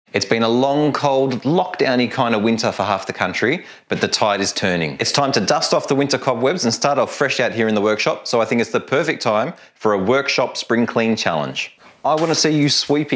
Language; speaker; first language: English; native; English